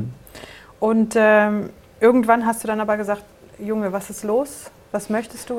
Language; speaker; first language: German; native; German